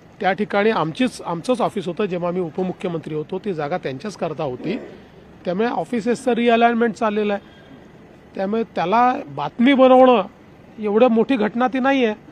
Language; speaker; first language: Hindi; non-native, local second language; Marathi